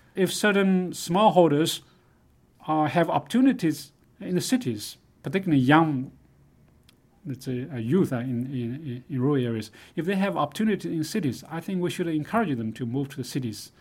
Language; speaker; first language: English; non-native, fluent; Chinese